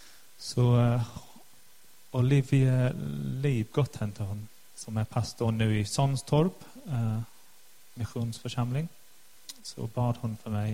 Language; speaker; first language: Swedish; non-native, fluent; English